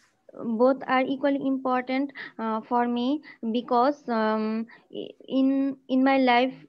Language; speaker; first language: English; non-native, learner; Bangla